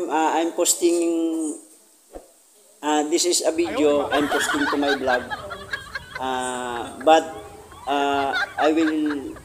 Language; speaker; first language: English; non-native, learner; Filipino